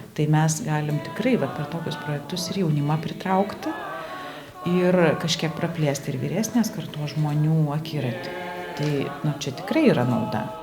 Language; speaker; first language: Lithuanian; native; Lithuanian